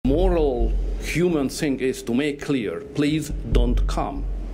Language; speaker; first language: English; non-native, fluent; Hungarian